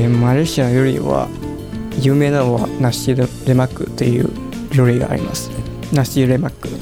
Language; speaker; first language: Japanese; non-native, fluent; Chinese